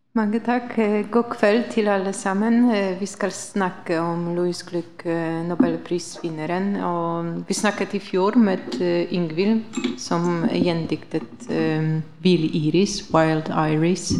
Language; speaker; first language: Norwegian; non-native, fluent; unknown